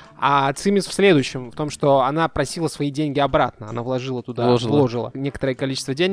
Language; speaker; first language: Russian; native; Russian